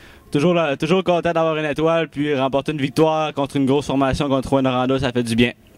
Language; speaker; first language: French; native; French